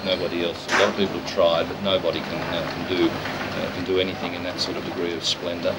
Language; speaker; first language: English; native; English